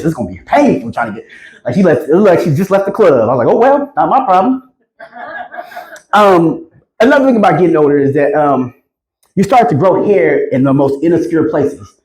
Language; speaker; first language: English; native; English